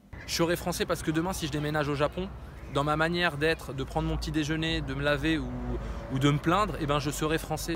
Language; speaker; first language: French; early bilingual, other home language; Arabic